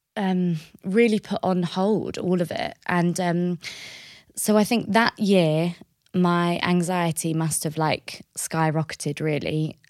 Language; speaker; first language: English; native; English